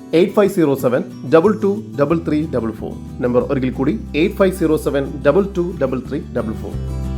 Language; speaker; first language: Malayalam; native; Malayalam